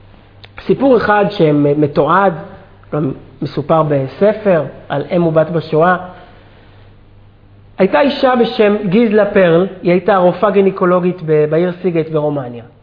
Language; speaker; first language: Hebrew; native; Hebrew